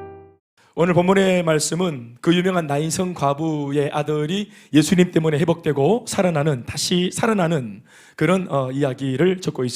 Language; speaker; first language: Korean; native; Korean